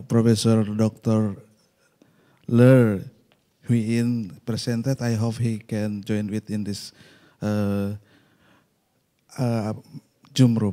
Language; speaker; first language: English; non-native, local second language; Indonesian